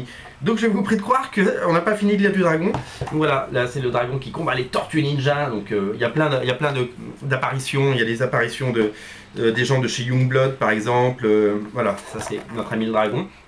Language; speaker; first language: French; native; French